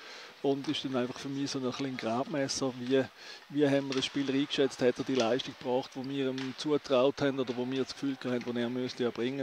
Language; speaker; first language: German; native; German